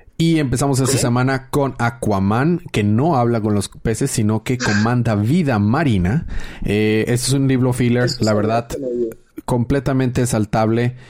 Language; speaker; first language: Spanish; native; Spanish